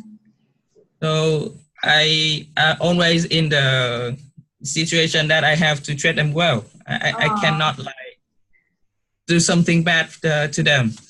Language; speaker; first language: English; non-native, learner; Vietnamese